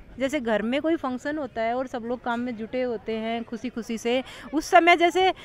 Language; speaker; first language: Hindi; native; Hindi